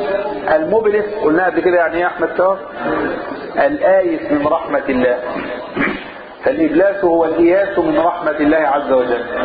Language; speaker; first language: Arabic; native; Arabic